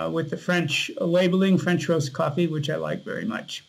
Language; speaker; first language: English; native; English